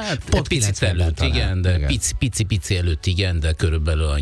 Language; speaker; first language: Hungarian; non-native, fluent; Italian